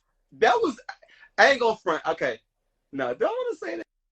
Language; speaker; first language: English; native; English